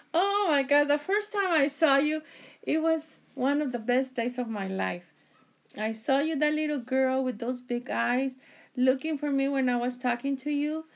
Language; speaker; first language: English; early bilingual, other home language; Spanish